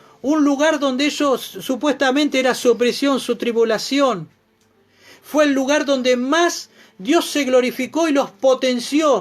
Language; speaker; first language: Spanish; native; Spanish